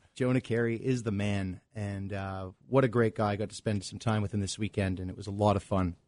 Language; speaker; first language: English; native; English